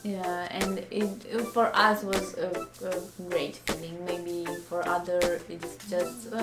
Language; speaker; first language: English; non-native, learner; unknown